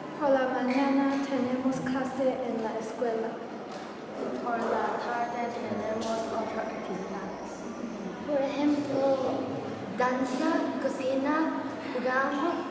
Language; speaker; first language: Spanish; non-native, learner; Cantonese